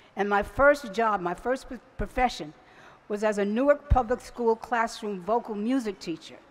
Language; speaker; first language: English; native; English